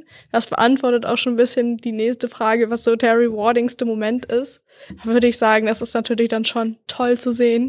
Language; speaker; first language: German; native; German